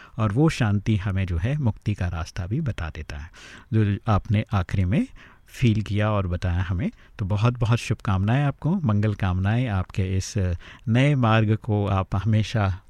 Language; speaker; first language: Hindi; native; Hindi